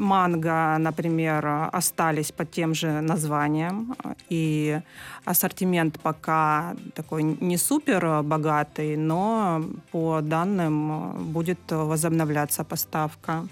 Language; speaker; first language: Russian; native; Russian